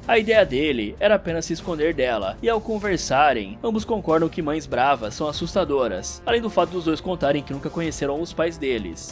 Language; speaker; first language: Portuguese; native; Portuguese